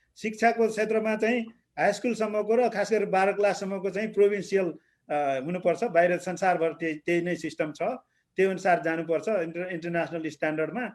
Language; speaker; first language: Nepali; native; Nepali